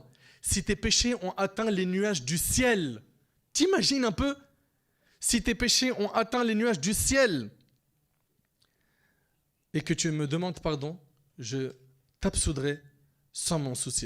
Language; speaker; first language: French; native; French